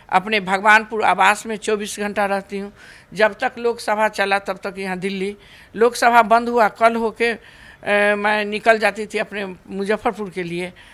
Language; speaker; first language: Hindi; native; Hindi